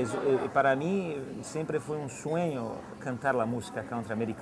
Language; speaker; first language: Spanish; non-native, learner; Portuguese